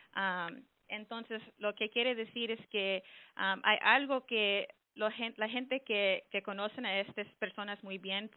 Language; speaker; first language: Spanish; early bilingual, heritage; Spanish